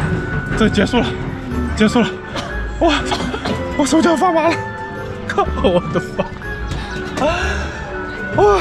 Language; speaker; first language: Chinese; native; Chinese